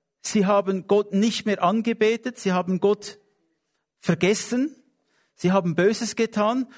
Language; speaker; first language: German; non-native, fluent; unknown